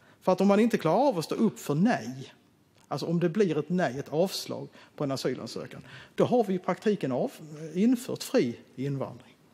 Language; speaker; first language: Swedish; native; Swedish